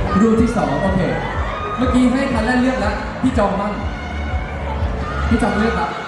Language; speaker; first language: Thai; native; Thai